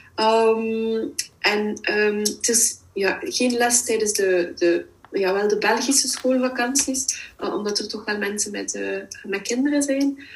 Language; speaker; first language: Dutch; native; Dutch